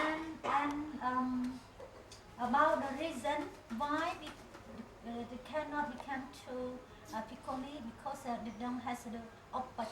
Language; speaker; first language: English; non-native, learner; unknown